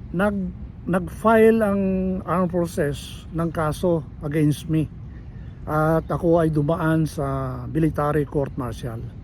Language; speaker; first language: Filipino; native; Filipino